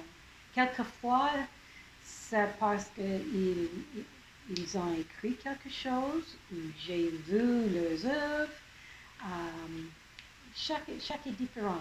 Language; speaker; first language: French; non-native, local second language; English